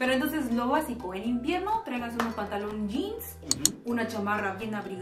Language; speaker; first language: Spanish; native; Spanish